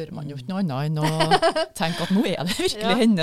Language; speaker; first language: Norwegian; native; Norwegian